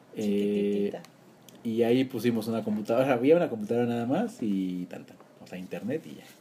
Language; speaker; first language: Spanish; native; Spanish